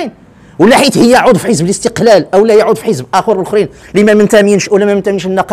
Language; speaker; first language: Arabic; native; Arabic